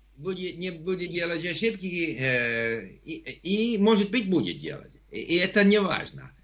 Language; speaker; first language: Russian; non-native, fluent; English